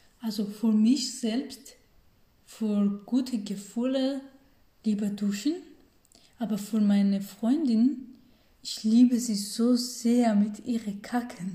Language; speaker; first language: German; non-native, learner; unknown